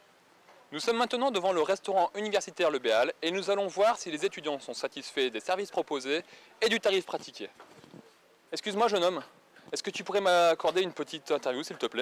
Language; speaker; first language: French; native; French